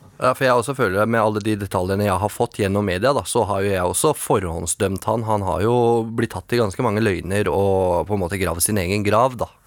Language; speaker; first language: Norwegian; native; Norwegian